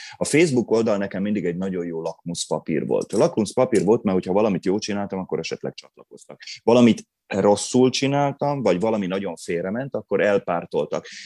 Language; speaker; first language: Hungarian; non-native, local second language; Croatian